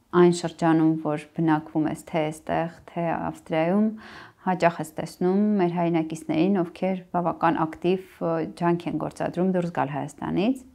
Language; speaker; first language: Armenian; native; Armenian